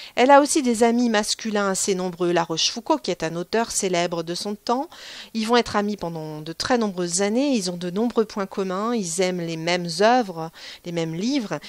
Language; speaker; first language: French; native; French